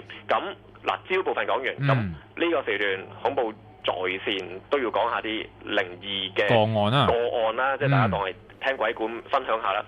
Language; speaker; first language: Cantonese; native; Cantonese